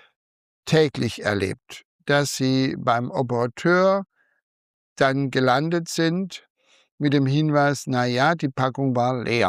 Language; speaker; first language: German; native; German